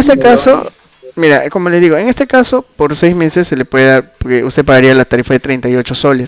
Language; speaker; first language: Spanish; native; Spanish